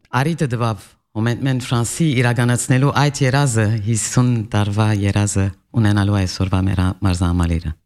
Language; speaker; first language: Armenian; early bilingual, heritage; Armenian